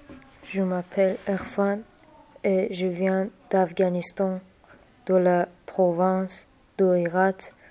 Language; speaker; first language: French; non-native, learner; Persian